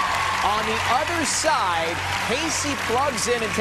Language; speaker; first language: English; native; English